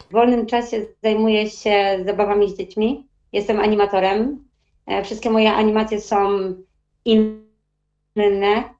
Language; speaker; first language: Polish; native; Polish